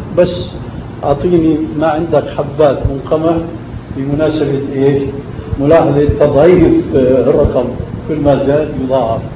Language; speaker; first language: Arabic; native; Arabic